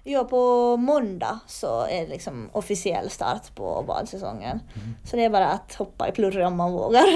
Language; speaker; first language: Swedish; native; Swedish